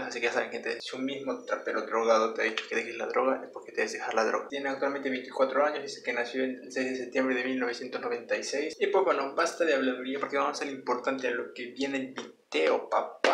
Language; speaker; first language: Spanish; native; Spanish